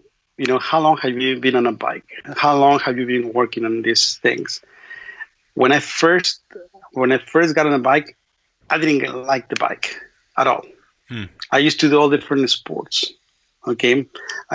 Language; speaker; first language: English; non-native, fluent; Spanish